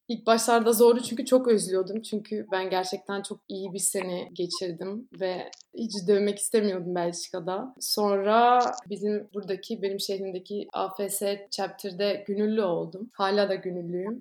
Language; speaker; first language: Turkish; non-native, fluent; Dutch